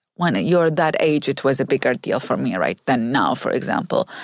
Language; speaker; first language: English; non-native, fluent; Arabic